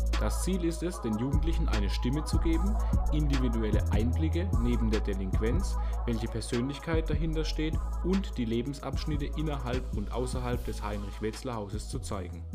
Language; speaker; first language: German; native; German